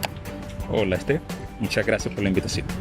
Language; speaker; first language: Spanish; native; Spanish